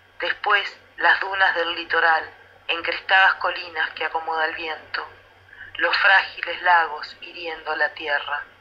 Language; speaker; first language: Spanish; native; Spanish